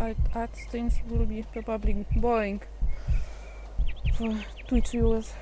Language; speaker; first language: English; non-native, fluent; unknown